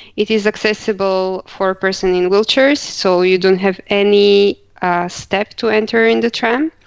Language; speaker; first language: English; non-native, fluent; Croatian